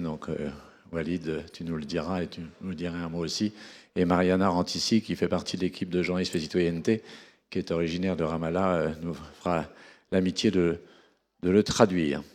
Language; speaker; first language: French; native; French